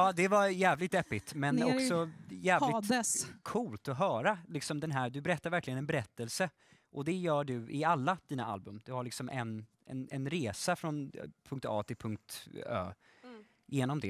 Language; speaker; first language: Swedish; native; Swedish